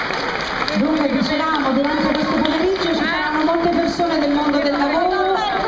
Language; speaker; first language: Italian; native; Italian